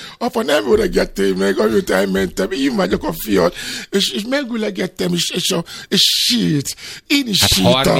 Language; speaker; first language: Hungarian; non-native, fluent; Yoruba